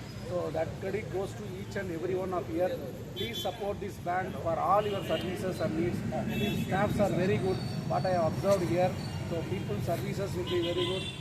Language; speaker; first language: English; non-native, local second language; Tamil